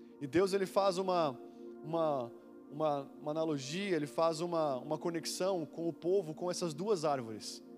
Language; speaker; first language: Portuguese; native; Portuguese